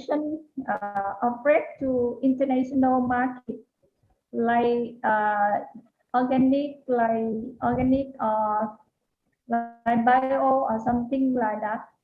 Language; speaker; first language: English; non-native, learner; Vietnamese